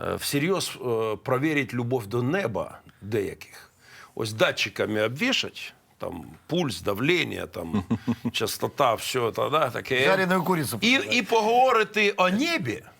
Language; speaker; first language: Ukrainian; native; Ukrainian